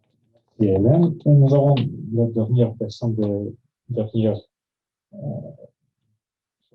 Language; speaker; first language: French; non-native, learner; Russian